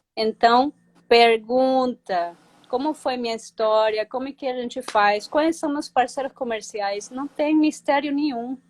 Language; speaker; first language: Portuguese; non-native, fluent; Spanish